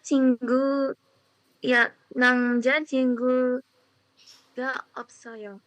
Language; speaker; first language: Korean; non-native, learner; Indonesian